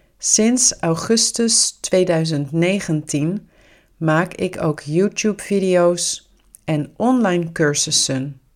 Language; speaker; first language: Dutch; native; Dutch